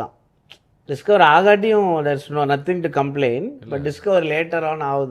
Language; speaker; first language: Tamil; native; Tamil